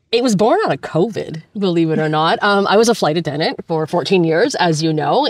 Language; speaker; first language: English; native; English